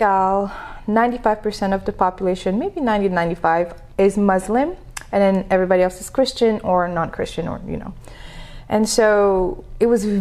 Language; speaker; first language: English; non-native, fluent; French